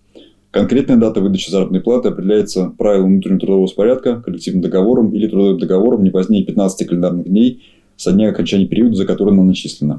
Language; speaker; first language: Russian; native; Russian